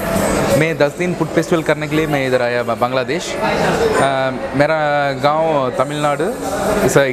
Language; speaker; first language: Hindi; non-native, local second language; Tamil